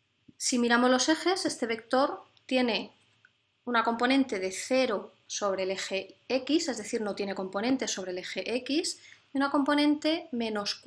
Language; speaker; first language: Spanish; native; Spanish